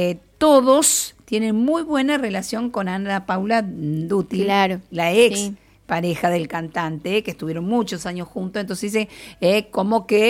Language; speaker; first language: Spanish; native; Spanish